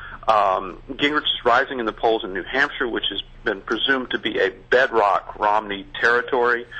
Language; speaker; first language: English; native; English